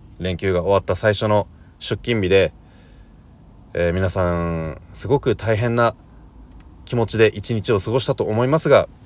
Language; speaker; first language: Japanese; native; Japanese